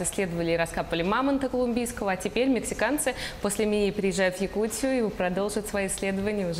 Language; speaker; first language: Russian; native; Russian